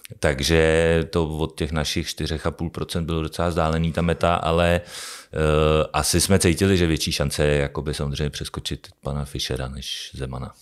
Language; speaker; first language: Czech; native; Czech